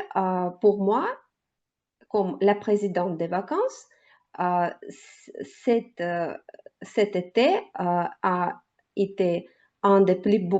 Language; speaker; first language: French; non-native, learner; Russian